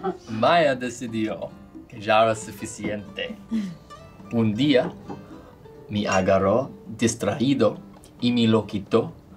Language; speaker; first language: Spanish; non-native, learner; English